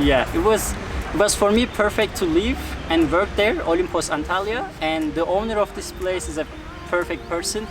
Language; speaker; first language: English; non-native, fluent; Turkish